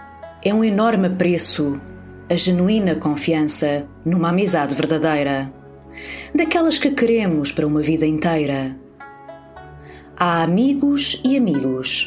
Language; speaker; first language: Portuguese; native; Portuguese